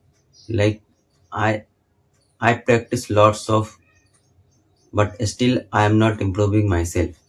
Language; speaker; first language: English; non-native, learner; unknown